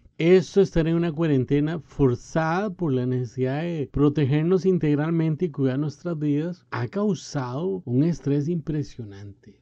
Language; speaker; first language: Spanish; native; Spanish